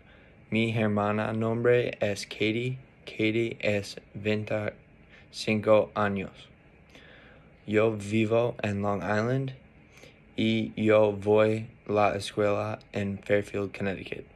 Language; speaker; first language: Spanish; non-native, learner; English